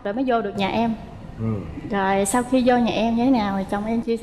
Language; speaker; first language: Vietnamese; native; Vietnamese